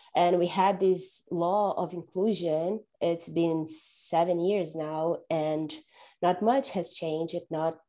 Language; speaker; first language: English; non-native, fluent; Portuguese